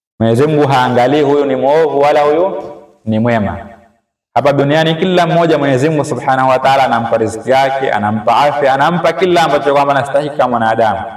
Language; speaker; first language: Swahili; native; Swahili